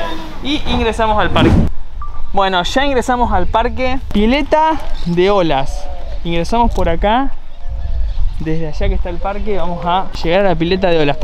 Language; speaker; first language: Spanish; native; Spanish